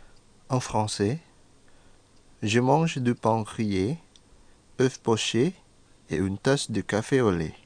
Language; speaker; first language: French; non-native, fluent; Indonesian